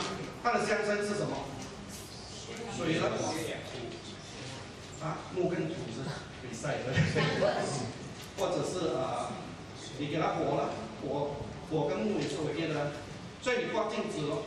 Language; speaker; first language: Chinese; native; Chinese